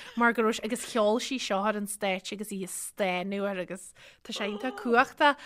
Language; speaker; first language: Irish; native; Irish